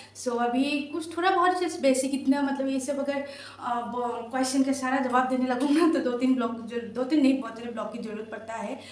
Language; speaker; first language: Hindi; non-native, local second language; Assamese